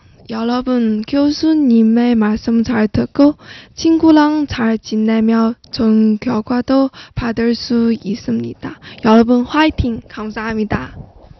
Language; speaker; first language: Korean; non-native, fluent; Chinese